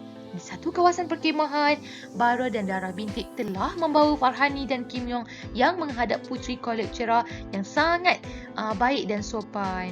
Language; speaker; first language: Malay; native; Malay